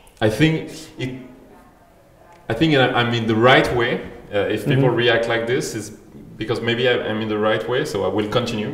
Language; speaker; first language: English; non-native, fluent; French